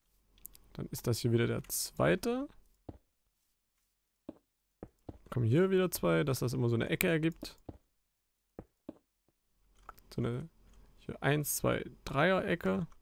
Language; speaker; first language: German; native; German